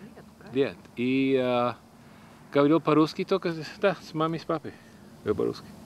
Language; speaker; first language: Russian; early bilingual, heritage; Russian